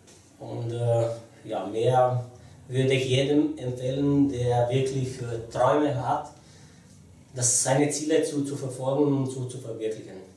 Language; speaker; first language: German; non-native, fluent; Romanian